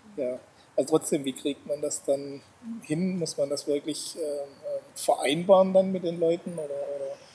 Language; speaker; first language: German; native; German